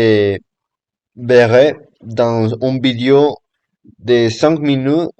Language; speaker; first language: French; non-native, learner; Spanish